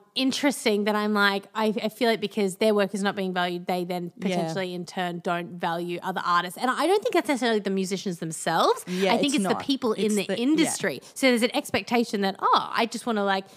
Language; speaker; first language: English; native; English